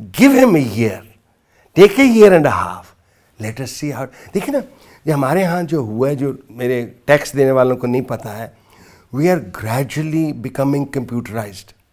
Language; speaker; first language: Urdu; non-native, local second language; Punjabi